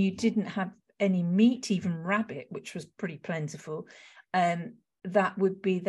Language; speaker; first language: English; native; English